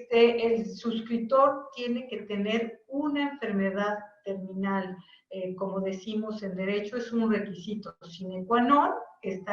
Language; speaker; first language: Spanish; native; Spanish